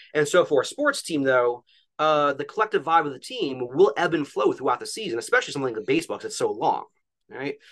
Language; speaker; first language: English; native; English